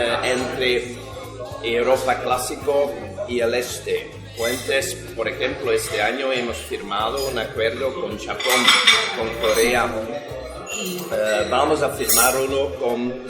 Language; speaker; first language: Spanish; non-native, fluent; Dutch